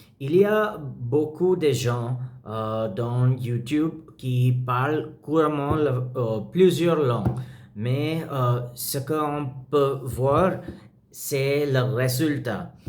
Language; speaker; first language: French; non-native, learner; Spanish